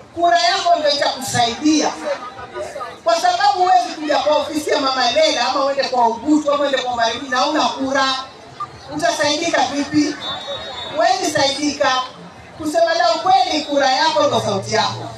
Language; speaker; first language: Swahili; non-native, local second language; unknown